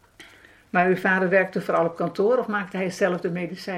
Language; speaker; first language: Dutch; native; Dutch